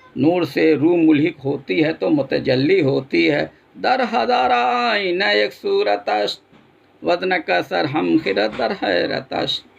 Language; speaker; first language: Urdu; native; Urdu